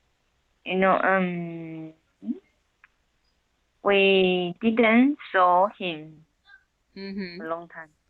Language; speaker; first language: English; non-native, learner; Chinese